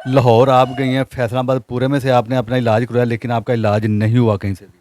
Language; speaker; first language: Hindi; non-native, local second language; Punjabi